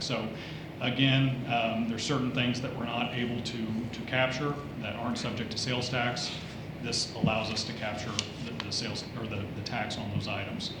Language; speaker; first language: English; native; English